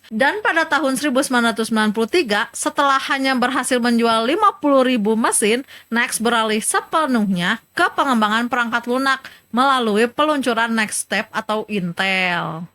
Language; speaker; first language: Indonesian; native; Indonesian